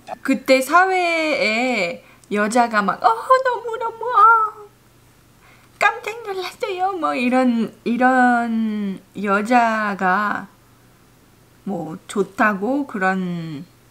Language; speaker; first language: Korean; non-native, fluent; French